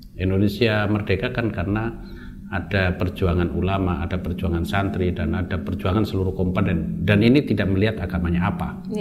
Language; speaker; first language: Indonesian; non-native, local second language; Javanese